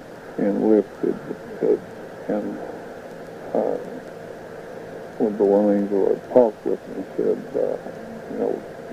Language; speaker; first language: English; native; English